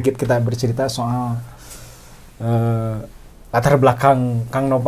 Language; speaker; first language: Indonesian; non-native, local second language; Sundanese